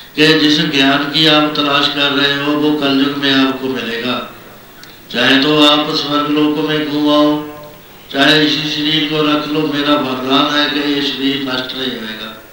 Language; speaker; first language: Hindi; non-native, local second language; Punjabi